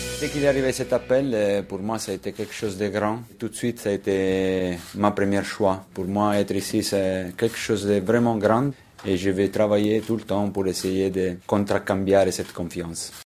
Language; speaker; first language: French; non-native, fluent; Italian